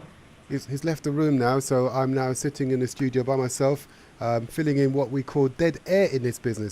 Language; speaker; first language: English; native; English